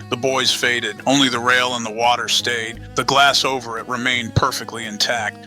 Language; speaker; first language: English; native; English